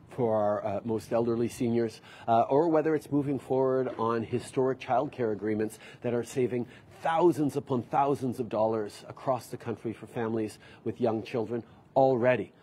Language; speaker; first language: English; early bilingual, other home language; French